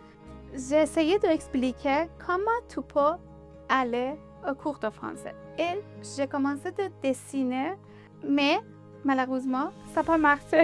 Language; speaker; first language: French; non-native, learner; Persian